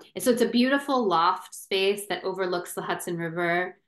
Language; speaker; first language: English; native; English